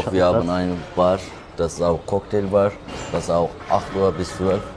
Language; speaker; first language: German; non-native, learner; Turkish